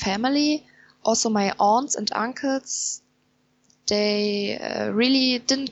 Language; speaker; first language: English; non-native, fluent; German